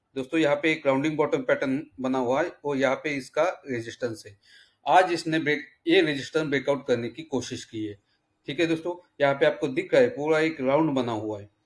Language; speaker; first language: Hindi; native; Hindi